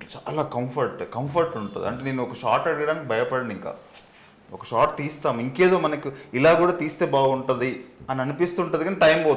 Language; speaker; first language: Telugu; native; Telugu